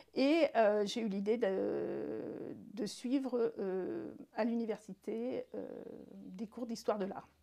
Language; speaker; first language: French; native; French